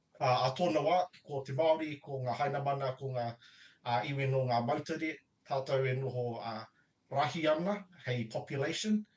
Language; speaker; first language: Māori; native; Māori